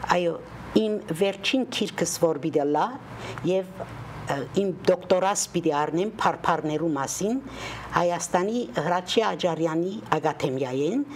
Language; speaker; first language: Armenian; native; Armenian